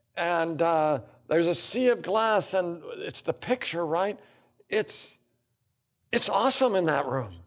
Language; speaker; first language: English; native; English